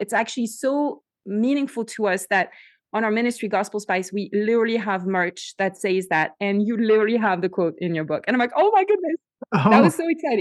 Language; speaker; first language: English; non-native, fluent; French